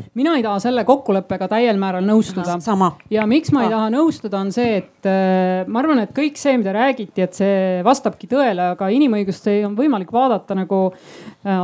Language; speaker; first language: Estonian; native; Estonian